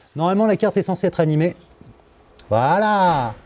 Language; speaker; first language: French; native; French